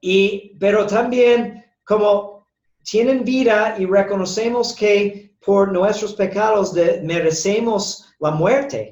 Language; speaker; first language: Spanish; non-native, fluent; English